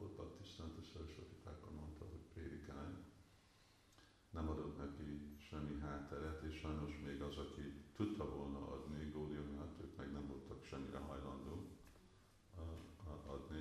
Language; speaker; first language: Hungarian; early bilingual, heritage; Hungarian